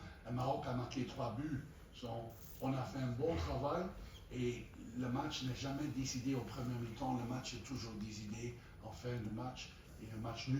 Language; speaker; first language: French; non-native, fluent; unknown